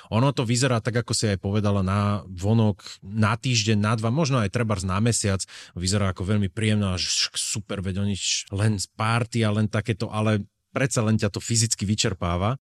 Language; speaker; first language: Slovak; native; Slovak